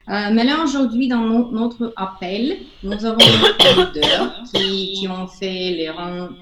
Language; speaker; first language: French; non-native, learner; Russian